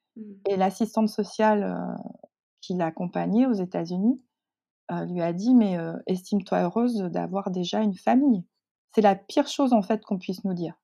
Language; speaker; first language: French; native; French